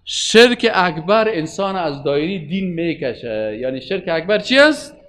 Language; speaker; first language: Persian; native; Persian